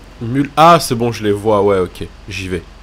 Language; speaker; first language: French; native; French